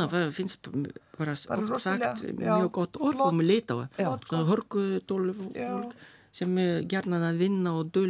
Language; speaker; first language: Icelandic; non-native, learner; Lithuanian